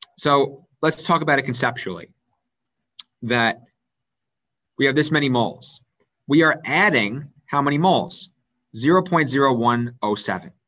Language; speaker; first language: English; native; English